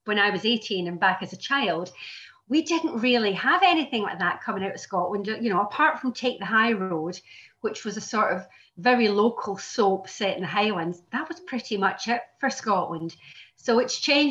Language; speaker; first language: English; native; English